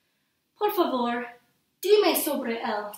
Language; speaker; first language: Spanish; non-native, learner; English